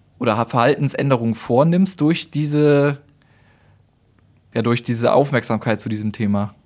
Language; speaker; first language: German; native; German